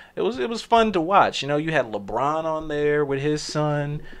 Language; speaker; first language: English; native; English